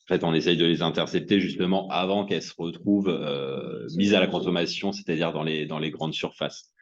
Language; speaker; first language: French; native; French